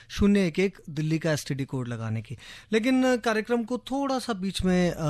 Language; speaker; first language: Hindi; native; Hindi